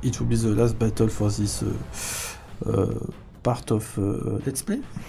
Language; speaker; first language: English; non-native, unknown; French